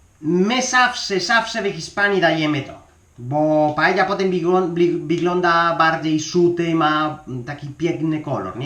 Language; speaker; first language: Polish; non-native, learner; Spanish